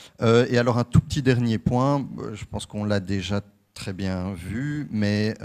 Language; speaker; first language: French; native; French